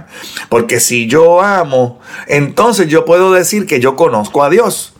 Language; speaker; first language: Spanish; native; Spanish